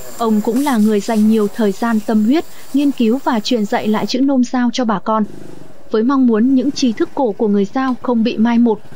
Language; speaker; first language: Vietnamese; native; Vietnamese